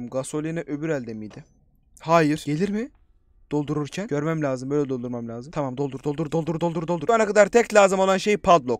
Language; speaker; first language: Turkish; native; Turkish